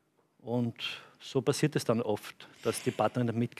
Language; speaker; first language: German; native; German